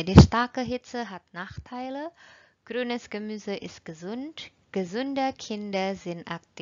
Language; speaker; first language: German; non-native, fluent; Indonesian